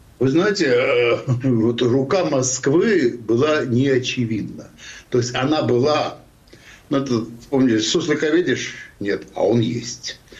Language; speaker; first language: Russian; non-native, local second language; Georgian